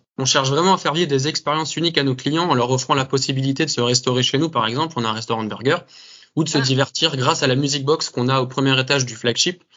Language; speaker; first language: French; native; French